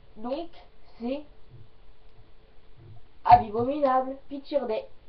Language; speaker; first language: French; native; French